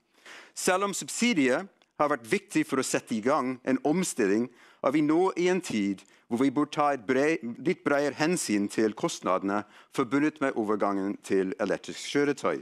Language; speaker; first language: Norwegian; non-native, fluent; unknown